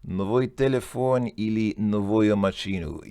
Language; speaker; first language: Russian; non-native, learner; English